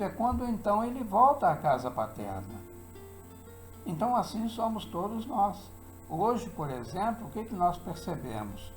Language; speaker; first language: Portuguese; native; Portuguese